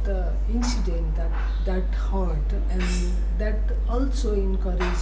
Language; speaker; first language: English; non-native, local second language; Nepali